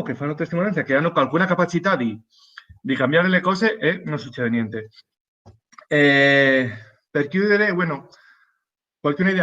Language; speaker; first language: Italian; non-native, fluent; Spanish